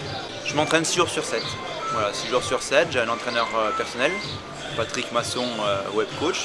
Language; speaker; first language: French; native; French